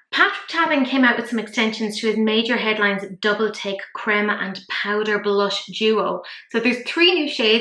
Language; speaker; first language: English; native; English